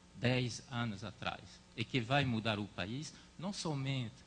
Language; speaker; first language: Portuguese; non-native, fluent; French